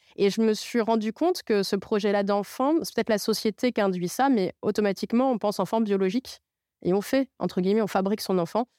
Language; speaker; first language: French; non-native, local second language; Arabic